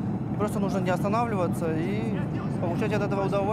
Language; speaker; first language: Russian; native; Russian